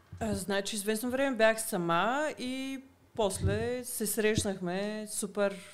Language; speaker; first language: Bulgarian; early bilingual, heritage; Bulgarian